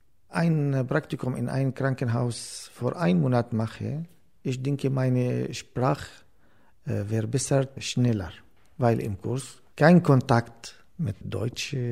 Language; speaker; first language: German; non-native, learner; Arabic